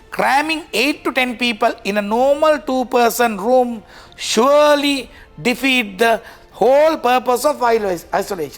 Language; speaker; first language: English; non-native, local second language; Sinhala